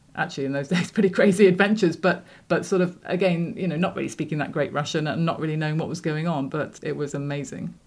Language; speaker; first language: English; native; English